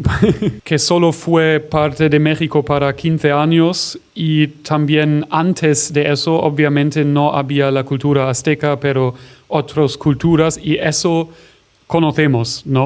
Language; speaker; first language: Spanish; non-native, fluent; German